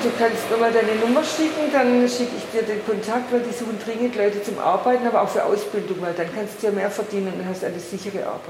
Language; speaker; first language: German; native; German